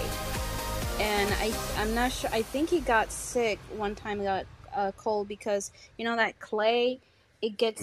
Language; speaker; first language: English; non-native, fluent; Spanish